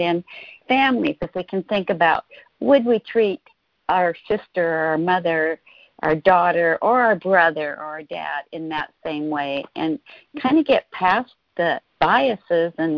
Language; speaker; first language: English; native; English